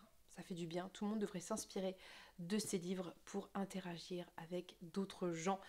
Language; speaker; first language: French; native; French